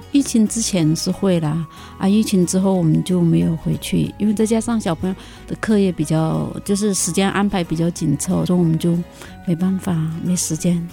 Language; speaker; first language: Chinese; native; Chinese